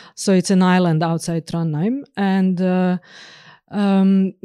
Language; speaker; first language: English; non-native, fluent; Serbian